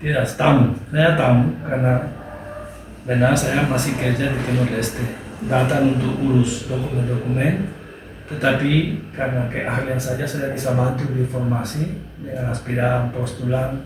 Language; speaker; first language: Indonesian; non-native, learner; Spanish